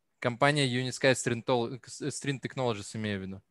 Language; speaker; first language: Russian; native; Russian